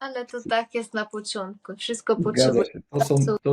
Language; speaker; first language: Polish; non-native, learner; Hungarian